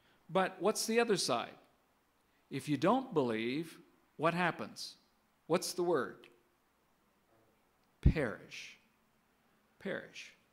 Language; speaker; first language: English; native; English